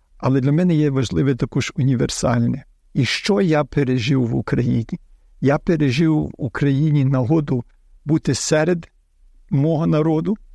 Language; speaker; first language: Ukrainian; early bilingual, heritage; Ukrainian